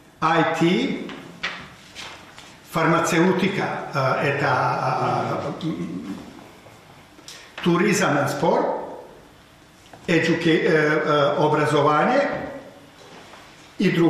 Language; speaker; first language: Russian; non-native, learner; Croatian